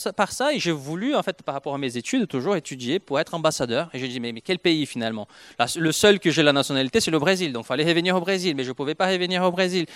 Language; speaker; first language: French; non-native, fluent; Portuguese